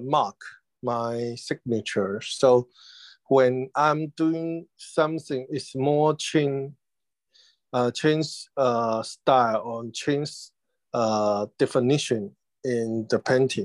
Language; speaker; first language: English; non-native, learner; Chinese